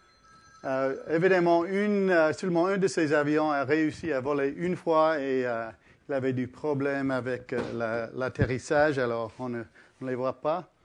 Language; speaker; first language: French; early bilingual, heritage; English